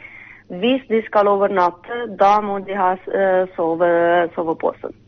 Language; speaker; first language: Norwegian; non-native, fluent; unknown